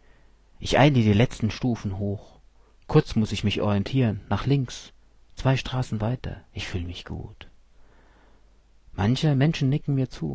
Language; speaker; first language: German; native; German